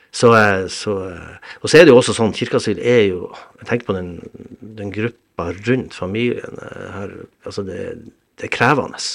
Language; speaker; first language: Norwegian; native; Norwegian